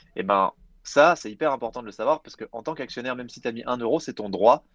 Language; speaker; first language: French; native; French